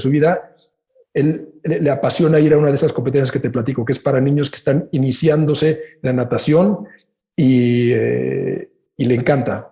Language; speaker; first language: Spanish; native; Spanish